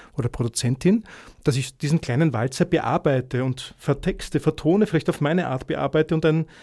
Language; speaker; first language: German; native; German